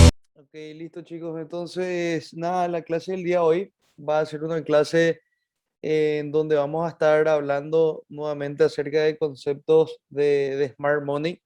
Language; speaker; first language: Spanish; native; Spanish